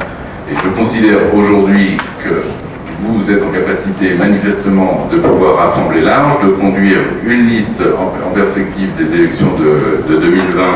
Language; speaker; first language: French; native; French